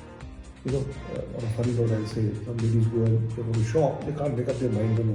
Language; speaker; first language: English; non-native, local second language; Hindi